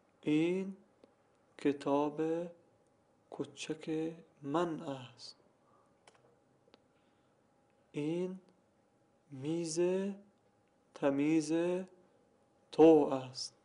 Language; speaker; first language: Persian; non-native, learner; Arabic